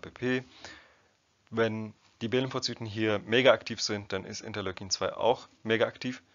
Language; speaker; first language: German; non-native, fluent; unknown